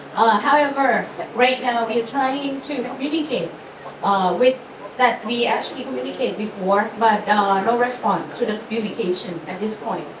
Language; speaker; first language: English; non-native, fluent; Thai